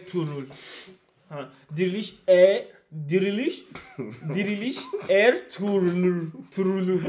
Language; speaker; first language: Turkish; non-native, learner; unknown